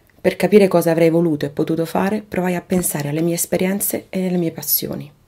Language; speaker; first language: Italian; native; Italian